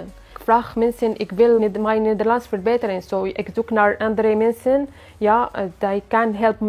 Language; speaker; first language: Dutch; non-native, learner; Arabic